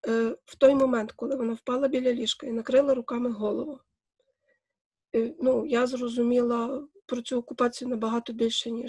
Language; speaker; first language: Ukrainian; native; Ukrainian